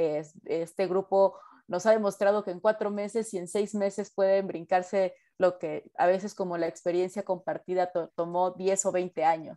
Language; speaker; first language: Spanish; native; Spanish